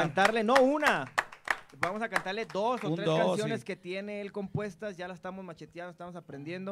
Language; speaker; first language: Spanish; native; Spanish